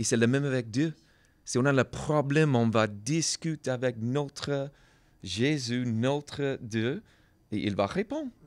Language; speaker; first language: French; non-native, learner; English